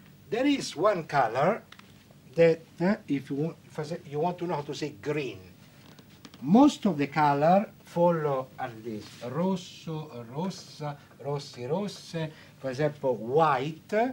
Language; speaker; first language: English; non-native, fluent; Italian